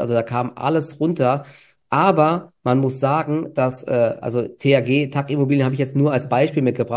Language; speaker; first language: German; native; German